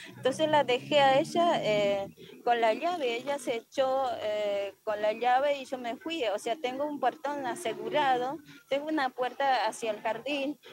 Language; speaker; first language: Spanish; native; Spanish